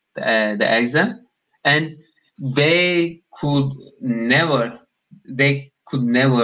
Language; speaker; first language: English; non-native, learner; Turkish